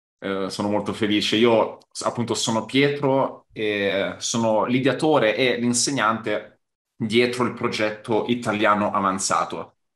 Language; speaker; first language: Italian; native; Italian